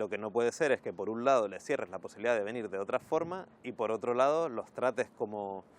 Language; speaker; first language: Spanish; native; Spanish